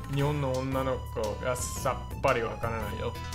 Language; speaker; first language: Japanese; non-native, fluent; English